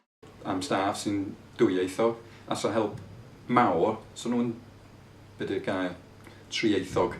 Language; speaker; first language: Welsh; non-native, fluent; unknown